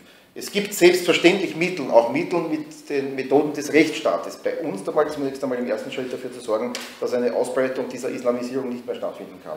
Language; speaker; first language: German; native; German